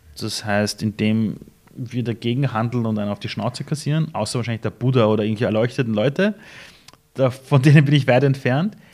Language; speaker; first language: German; early bilingual, other home language; Persian